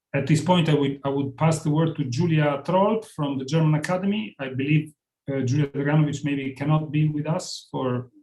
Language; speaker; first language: English; non-native, fluent; Italian